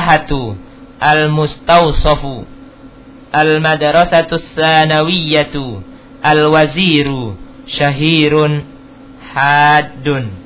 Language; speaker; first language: Arabic; non-native, fluent; Indonesian